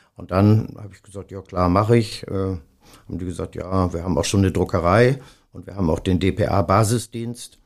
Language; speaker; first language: German; native; German